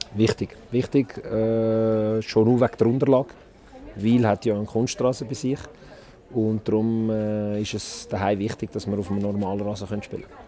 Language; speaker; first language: German; early bilingual, other home language; Italian